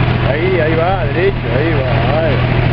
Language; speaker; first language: Spanish; native; Spanish